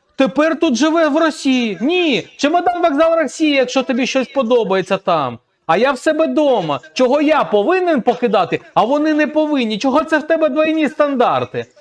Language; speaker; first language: Ukrainian; native; Ukrainian